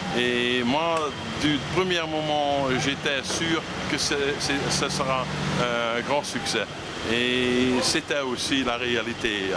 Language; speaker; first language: French; non-native, fluent; Dutch